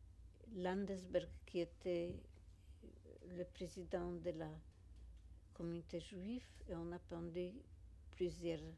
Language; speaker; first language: French; non-native, fluent; Polish